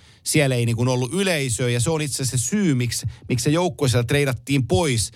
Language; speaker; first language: Finnish; native; Finnish